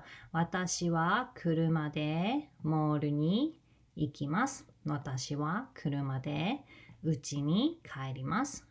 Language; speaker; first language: Japanese; non-native, fluent; English